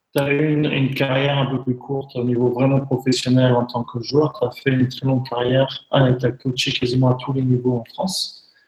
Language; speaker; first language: French; native; French